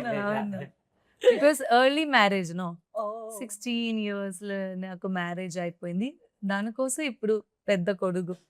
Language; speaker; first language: Telugu; non-native, learner; Malayalam